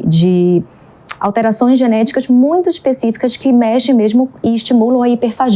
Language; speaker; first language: Portuguese; native; Portuguese